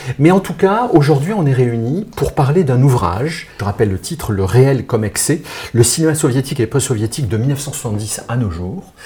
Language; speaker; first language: French; native; French